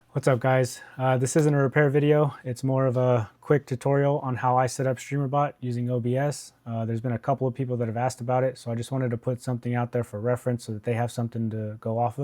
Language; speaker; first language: English; native; English